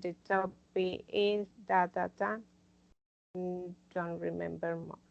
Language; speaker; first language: English; non-native, learner; Spanish